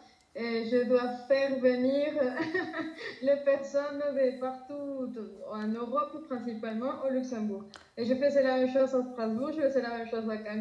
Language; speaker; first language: French; non-native, fluent; Spanish